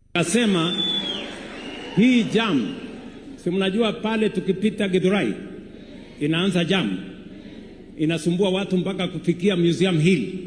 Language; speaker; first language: Swahili; non-native, local second language; Kalenjin